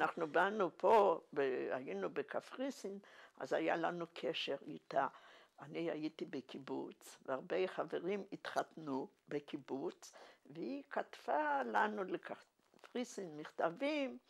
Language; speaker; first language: Hebrew; non-native, fluent; Yiddish